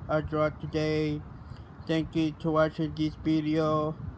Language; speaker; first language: English; non-native, learner; Spanish